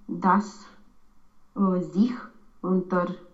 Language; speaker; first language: German; non-native, learner; Romanian